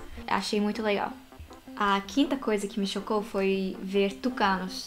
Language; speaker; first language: Portuguese; non-native, fluent; Japanese